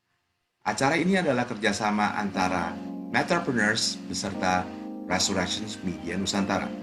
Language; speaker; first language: Indonesian; native; Indonesian